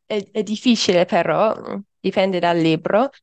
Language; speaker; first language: Italian; non-native, fluent; English